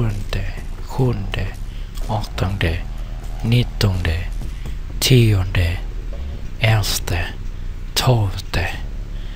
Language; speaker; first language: Swedish; non-native, learner; Vietnamese